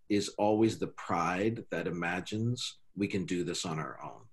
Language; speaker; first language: English; native; English